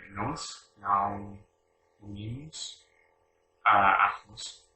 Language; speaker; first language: Portuguese; non-native, learner; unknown